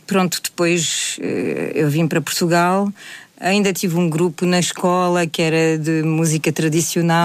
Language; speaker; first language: Portuguese; native; Portuguese